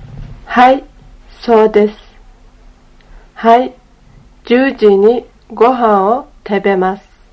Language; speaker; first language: Japanese; non-native, learner; Mongolian